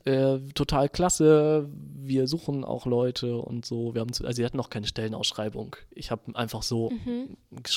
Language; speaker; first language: German; native; German